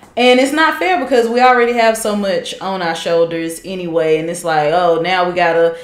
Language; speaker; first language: English; native; English